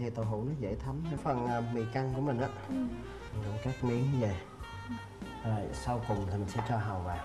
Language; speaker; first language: Vietnamese; native; Vietnamese